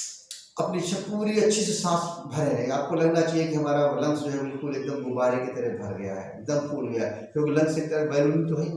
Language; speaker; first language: Hindi; native; Hindi